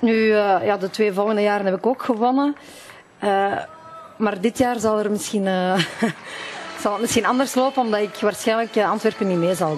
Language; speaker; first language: Dutch; native; Dutch